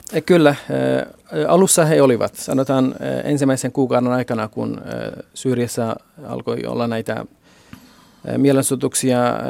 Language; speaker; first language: Finnish; non-native, fluent; Kurdish